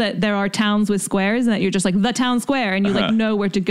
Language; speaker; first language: English; native; English